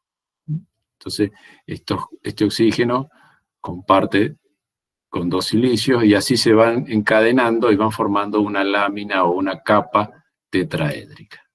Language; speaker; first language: Spanish; native; Spanish